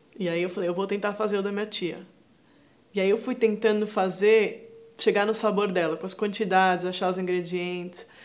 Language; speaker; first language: Portuguese; native; Portuguese